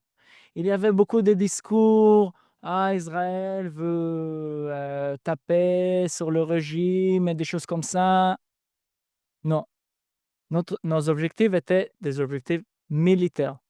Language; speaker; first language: French; non-native, fluent; Hebrew